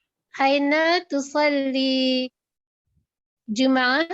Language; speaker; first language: Arabic; non-native, learner; Malay